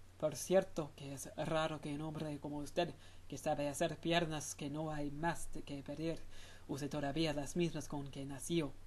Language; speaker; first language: Spanish; non-native, fluent; English